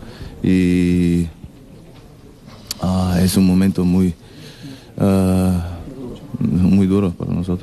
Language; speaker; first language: Spanish; non-native, learner; German